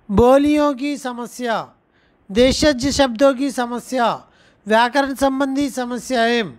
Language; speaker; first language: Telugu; non-native, local second language; Urdu